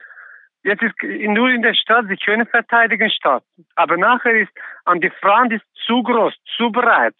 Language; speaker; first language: German; non-native, learner; Kurdish